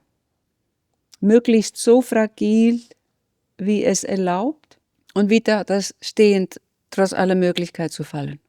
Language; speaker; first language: German; non-native, fluent; Icelandic